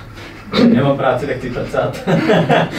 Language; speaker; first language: Czech; native; Czech